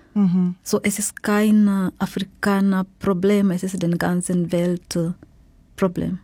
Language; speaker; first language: German; non-native, fluent; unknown